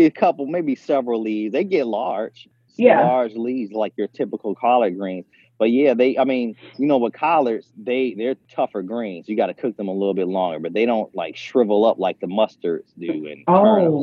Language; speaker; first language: English; native; English